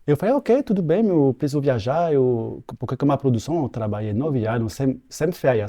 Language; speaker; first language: Portuguese; non-native, fluent; French